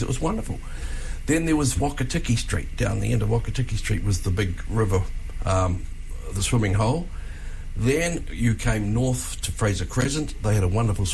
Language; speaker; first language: English; native; English